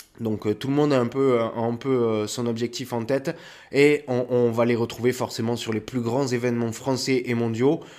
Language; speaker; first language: French; native; French